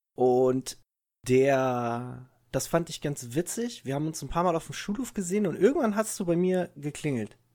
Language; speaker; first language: German; early bilingual, other home language; Italian